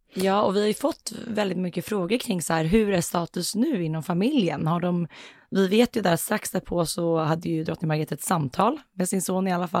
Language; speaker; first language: Swedish; native; Swedish